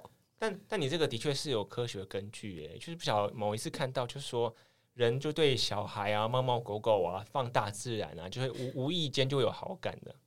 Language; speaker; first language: Chinese; native; Chinese